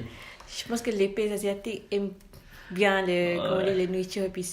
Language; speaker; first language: French; non-native, learner; Malay